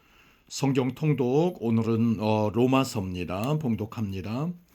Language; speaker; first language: Korean; native; Korean